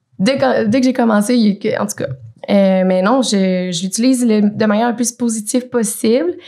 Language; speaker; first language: French; native; French